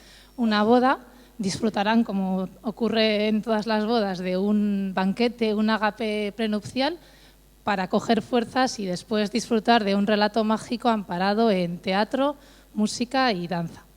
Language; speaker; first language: Spanish; native; Spanish